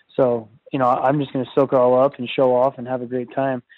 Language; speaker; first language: English; native; English